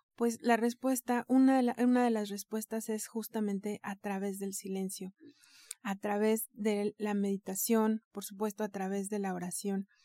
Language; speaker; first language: Spanish; native; Spanish